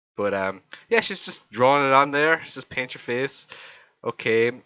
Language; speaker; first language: English; native; English